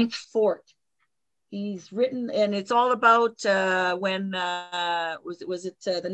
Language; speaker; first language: English; non-native, fluent; French